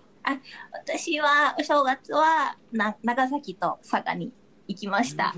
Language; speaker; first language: Japanese; non-native, fluent; Thai